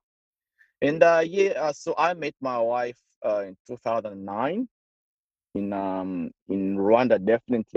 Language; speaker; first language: English; non-native, local second language; Ganda